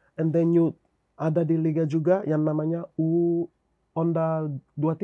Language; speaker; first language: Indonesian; non-native, fluent; English